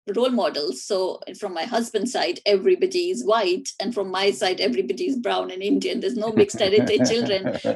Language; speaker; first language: English; non-native, local second language; Hindi